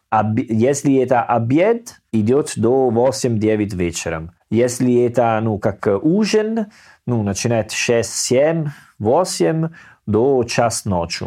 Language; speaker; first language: Russian; non-native, learner; Italian